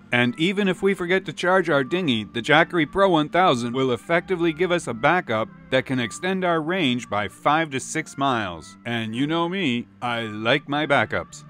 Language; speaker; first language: English; native; English